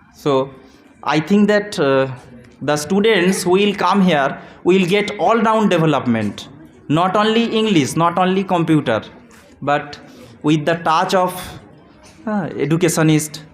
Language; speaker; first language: English; non-native, local second language; Bangla